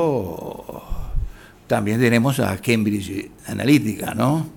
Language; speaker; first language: Spanish; native; Spanish